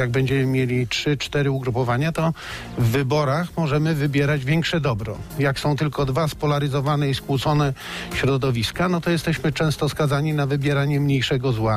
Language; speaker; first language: Polish; native; Polish